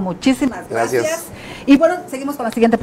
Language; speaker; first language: Spanish; native; Spanish